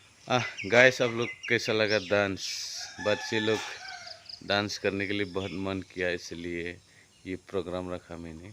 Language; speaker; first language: Hindi; non-native, local second language; Bodo